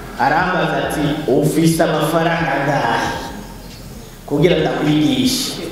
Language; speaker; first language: Rundi; native; Rundi